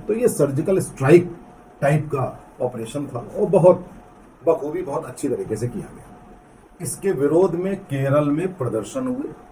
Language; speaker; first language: Hindi; native; Hindi